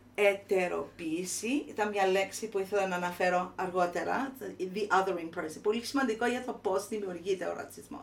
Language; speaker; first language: Greek; early bilingual, heritage; Greek